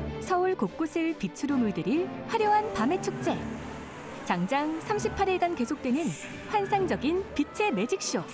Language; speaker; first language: Korean; native; Korean